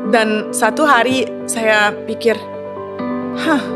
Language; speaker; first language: Indonesian; non-native, fluent; German